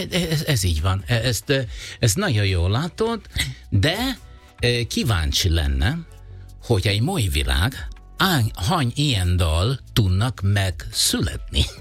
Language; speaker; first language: Hungarian; non-native, fluent; Italian